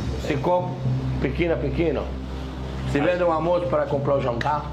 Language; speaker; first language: Portuguese; non-native, fluent; French